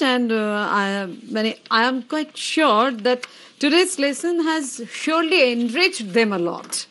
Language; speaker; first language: English; non-native, local second language; Bangla